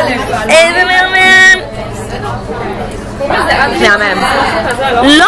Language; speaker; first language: Hebrew; native; Hebrew